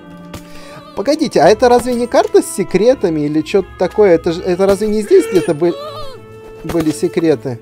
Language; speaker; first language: Russian; native; Russian